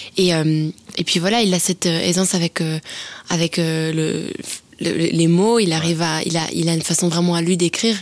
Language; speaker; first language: French; native; French